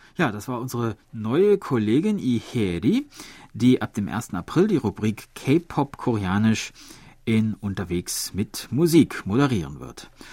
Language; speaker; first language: German; native; German